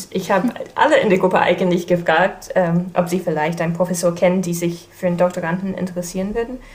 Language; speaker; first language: German; non-native, fluent; English